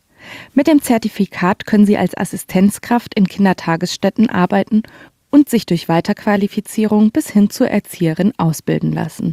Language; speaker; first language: German; native; German